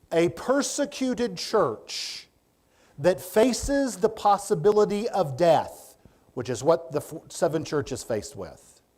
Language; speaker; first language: English; native; English